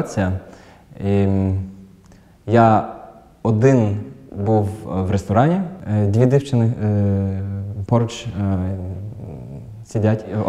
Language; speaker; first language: Ukrainian; non-native, fluent; German